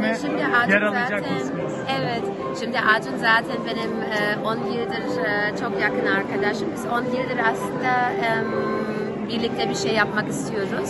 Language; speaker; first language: Turkish; early bilingual, heritage; German